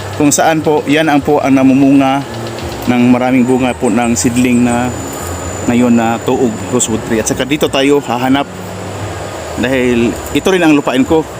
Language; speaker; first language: Filipino; non-native, local second language; Cebuano